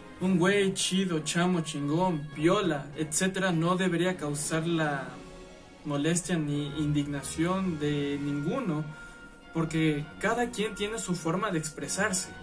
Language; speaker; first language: Spanish; native; Spanish